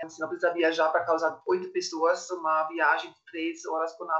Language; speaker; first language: Portuguese; non-native, fluent; German